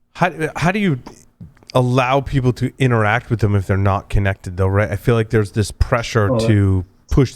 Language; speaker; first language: English; native; English